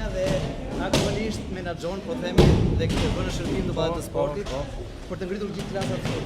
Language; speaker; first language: Albanian; native; Albanian